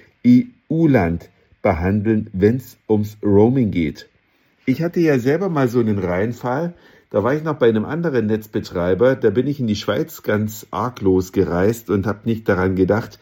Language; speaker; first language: German; native; German